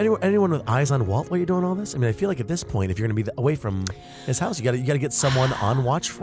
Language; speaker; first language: English; native; English